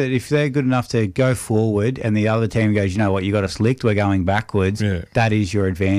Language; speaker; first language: English; native; English